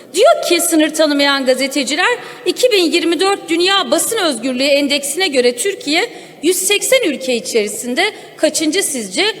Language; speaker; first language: Turkish; non-native, local second language; Kurdish